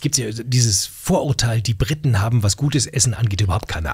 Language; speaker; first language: German; native; German